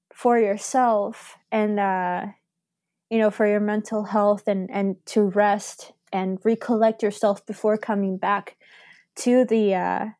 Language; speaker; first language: English; early bilingual, other home language; Spanish